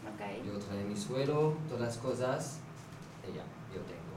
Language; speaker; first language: Spanish; non-native, fluent; French